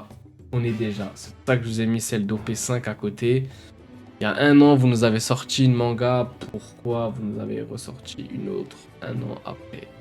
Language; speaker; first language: French; native; French